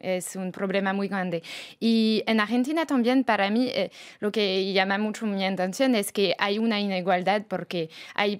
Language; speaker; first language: Spanish; non-native, fluent; French